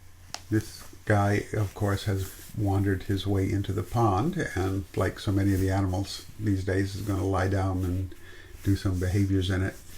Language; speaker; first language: English; native; English